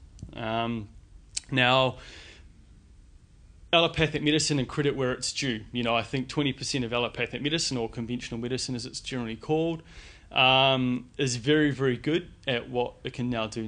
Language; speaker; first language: English; native; English